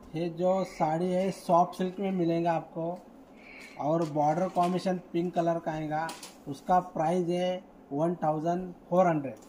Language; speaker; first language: Hindi; non-native, local second language; Marathi